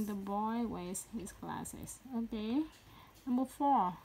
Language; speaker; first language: English; non-native, learner; Vietnamese